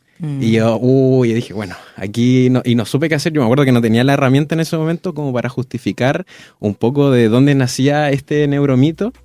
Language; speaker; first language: Spanish; native; Spanish